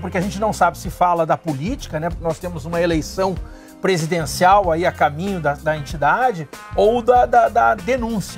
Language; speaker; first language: Portuguese; native; Portuguese